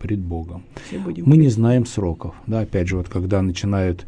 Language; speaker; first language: Russian; native; Russian